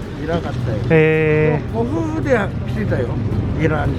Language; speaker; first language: Japanese; native; Japanese